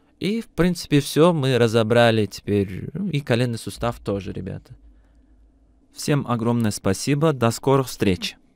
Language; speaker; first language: Russian; non-native, local second language; Uzbek